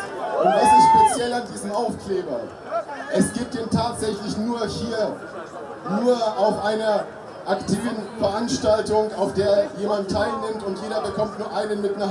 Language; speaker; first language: German; native; German